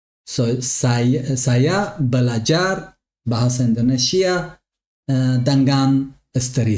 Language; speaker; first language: Indonesian; non-native, learner; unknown